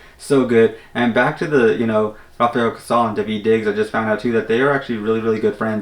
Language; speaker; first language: English; native; English